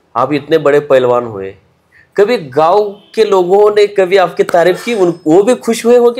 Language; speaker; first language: Hindi; non-native, local second language; Marathi